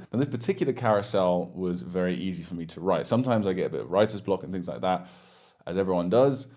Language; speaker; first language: English; native; English